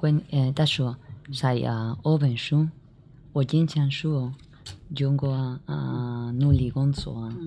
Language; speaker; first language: Chinese; non-native, learner; Spanish